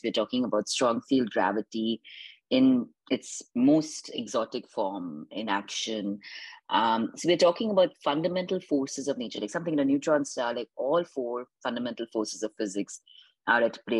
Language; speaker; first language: English; non-native, local second language; Hindi